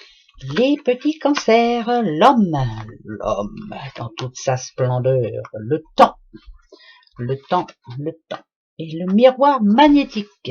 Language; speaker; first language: French; native; French